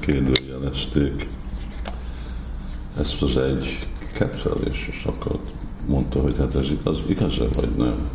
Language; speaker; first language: Hungarian; non-native, fluent; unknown